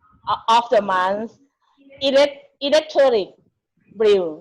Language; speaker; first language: English; non-native, learner; Thai